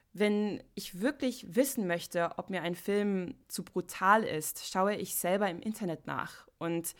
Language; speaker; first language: German; non-native, fluent; English